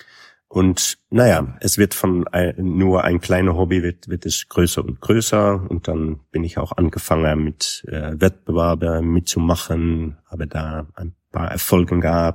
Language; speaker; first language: German; non-native, fluent; Dutch